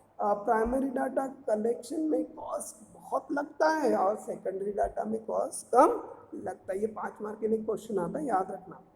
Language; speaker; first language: Hindi; native; Hindi